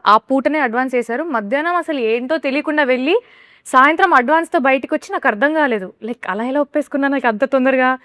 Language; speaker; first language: Telugu; native; Telugu